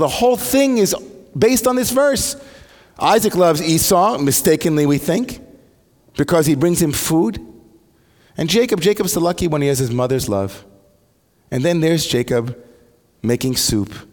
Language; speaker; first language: English; native; English